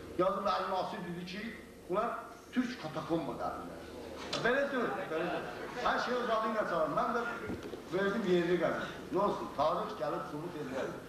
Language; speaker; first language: Azerbaijani; non-native, local second language; Talysh